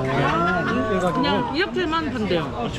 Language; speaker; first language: Korean; native; Korean